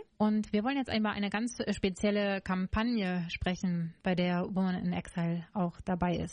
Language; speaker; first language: German; native; German